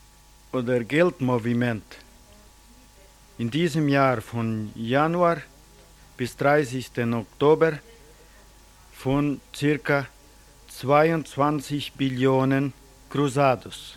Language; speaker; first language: German; early bilingual, heritage; German